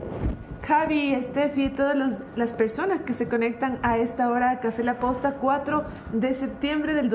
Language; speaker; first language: Spanish; native; Spanish